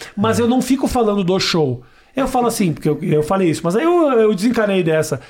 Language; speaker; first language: Portuguese; native; Portuguese